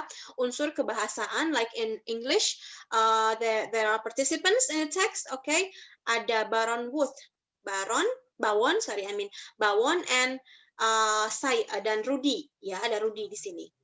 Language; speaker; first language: English; non-native, fluent; Indonesian